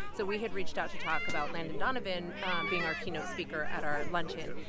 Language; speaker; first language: English; early bilingual, other home language; Spanish